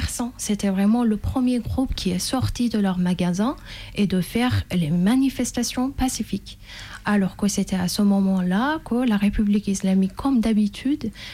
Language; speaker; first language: French; non-native, fluent; Persian